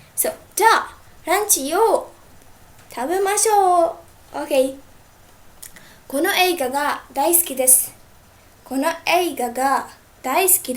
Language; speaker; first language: Japanese; non-native, fluent; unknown